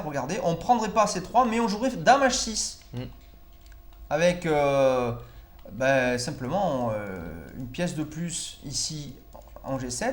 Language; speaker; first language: French; native; French